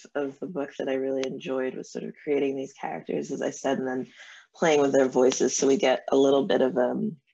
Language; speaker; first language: English; native; English